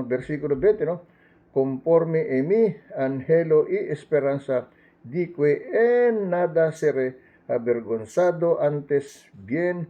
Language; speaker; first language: Spanish; non-native, learner; Filipino